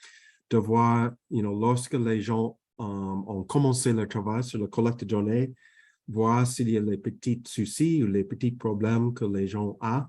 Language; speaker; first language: French; non-native, fluent; English